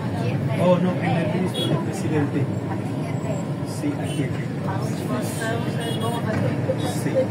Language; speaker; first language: Spanish; non-native, fluent; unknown